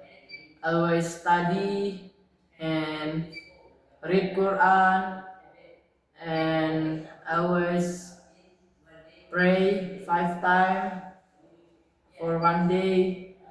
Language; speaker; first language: English; non-native, learner; Indonesian